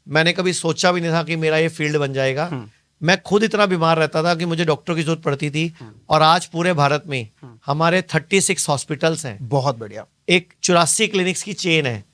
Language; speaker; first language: Hindi; native; Hindi